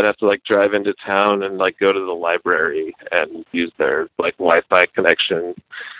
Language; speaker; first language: English; native; English